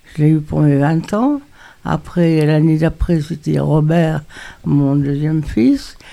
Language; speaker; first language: French; native; French